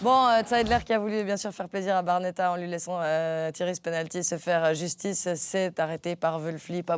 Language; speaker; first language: French; native; French